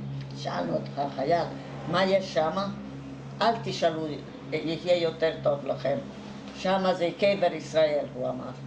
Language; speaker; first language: Hebrew; non-native, fluent; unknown